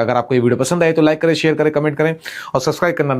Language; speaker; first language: Hindi; native; Hindi